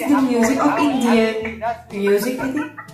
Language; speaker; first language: English; non-native, learner; Indonesian